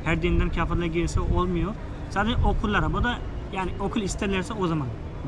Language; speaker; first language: Turkish; non-native, fluent; Urdu